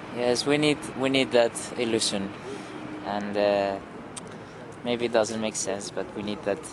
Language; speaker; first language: English; non-native, fluent; Spanish